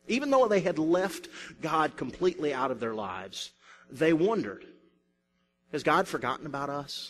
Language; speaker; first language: English; native; English